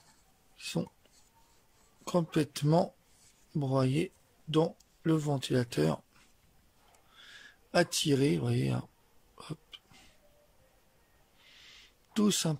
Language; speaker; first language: French; native; French